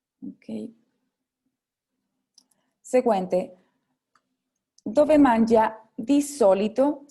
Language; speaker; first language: Italian; non-native, fluent; Spanish